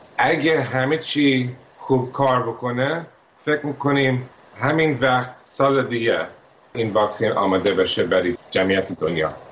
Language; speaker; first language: Persian; early bilingual, heritage; Persian